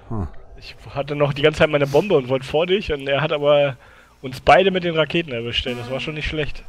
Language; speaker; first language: German; native; German